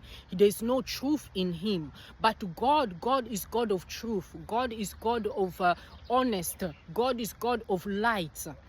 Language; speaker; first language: English; non-native, fluent; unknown